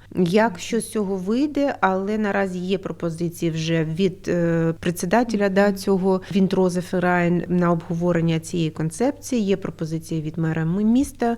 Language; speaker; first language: Ukrainian; native; Ukrainian